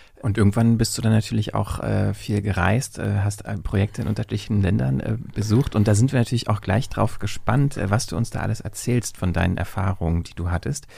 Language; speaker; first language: German; native; German